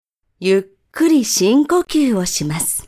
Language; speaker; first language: Japanese; native; Japanese